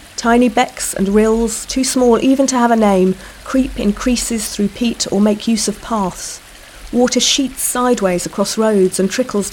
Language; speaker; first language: English; native; English